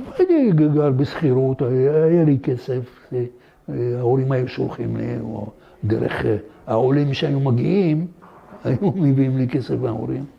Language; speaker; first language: Hebrew; non-native, fluent; French